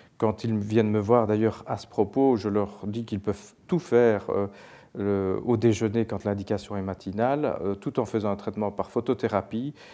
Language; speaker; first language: French; native; French